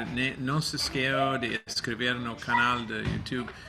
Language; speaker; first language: Portuguese; non-native, learner; English